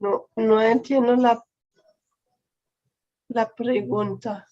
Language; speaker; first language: Spanish; non-native, fluent; German